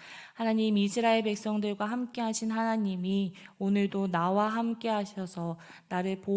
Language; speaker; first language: Korean; native; Korean